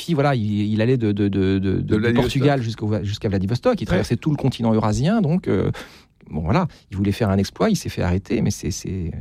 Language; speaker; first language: French; native; French